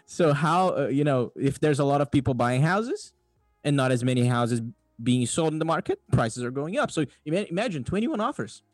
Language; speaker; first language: English; non-native, fluent; Portuguese